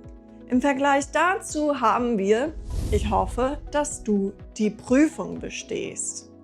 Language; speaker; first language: German; non-native, fluent; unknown